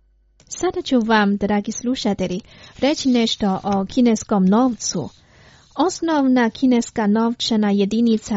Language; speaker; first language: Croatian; non-native, fluent; Chinese